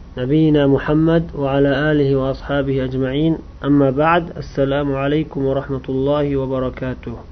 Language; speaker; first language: Arabic; non-native, fluent; Uzbek